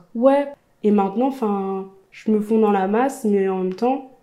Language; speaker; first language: French; early bilingual, other home language; Amharic